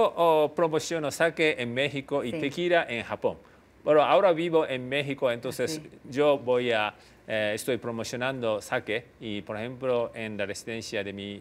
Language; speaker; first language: Spanish; non-native, fluent; Japanese